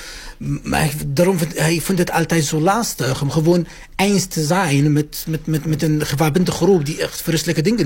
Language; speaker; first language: Dutch; non-native, fluent; Arabic